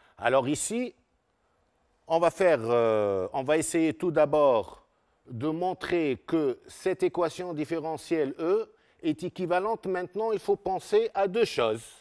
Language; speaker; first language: French; non-native, local second language; Arabic